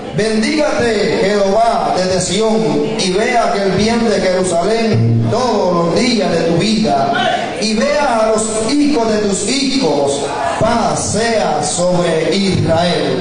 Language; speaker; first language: Spanish; native; Spanish